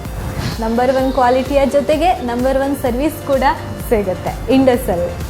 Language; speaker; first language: Kannada; native; Kannada